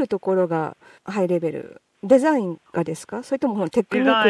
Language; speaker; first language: Japanese; native; Japanese